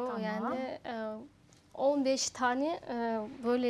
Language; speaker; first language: Turkish; non-native, learner; Russian